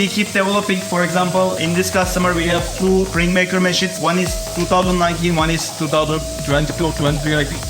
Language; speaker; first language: English; non-native, fluent; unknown